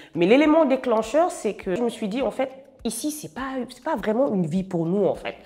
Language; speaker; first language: French; non-native, local second language; Wolof